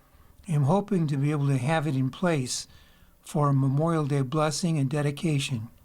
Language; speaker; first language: English; native; English